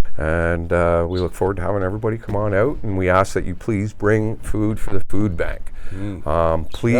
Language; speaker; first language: English; native; English